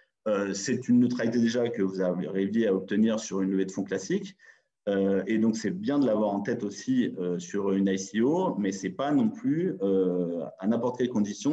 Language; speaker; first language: French; native; French